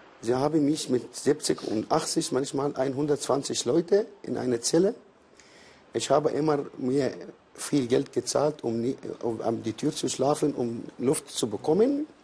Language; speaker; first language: German; non-native, learner; Arabic